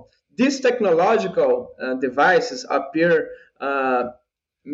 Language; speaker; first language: English; non-native, fluent; Portuguese